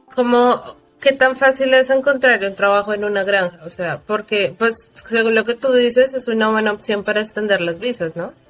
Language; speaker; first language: Spanish; native; Spanish